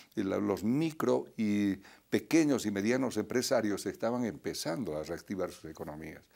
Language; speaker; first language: Spanish; native; Spanish